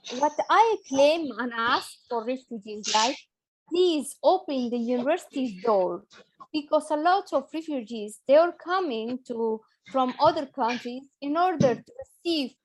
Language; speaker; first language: English; non-native, fluent; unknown